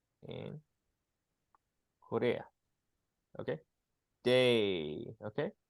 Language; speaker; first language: English; non-native, fluent; Chinese